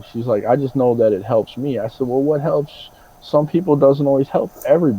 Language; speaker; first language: English; native; English